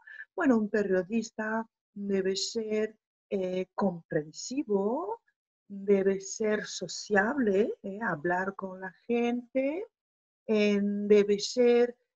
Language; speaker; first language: Spanish; non-native, fluent; French